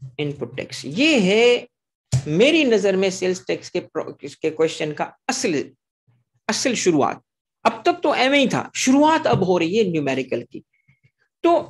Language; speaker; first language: Urdu; non-native, local second language; Sindhi